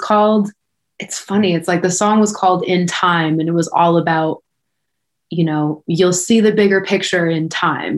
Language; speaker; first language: English; native; English